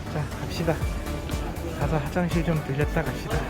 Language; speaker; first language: Korean; native; Korean